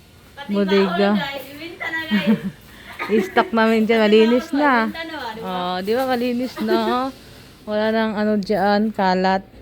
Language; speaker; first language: Filipino; non-native, local second language; Cebuano